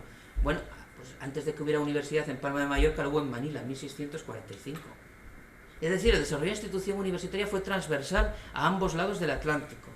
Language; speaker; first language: Spanish; native; Spanish